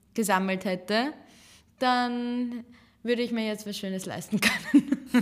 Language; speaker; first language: German; early bilingual, other home language; Serbian